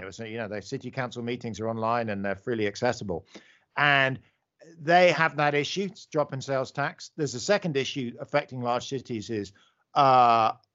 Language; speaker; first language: English; native; English